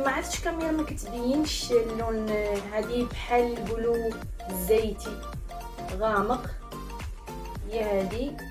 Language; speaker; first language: Arabic; native; Arabic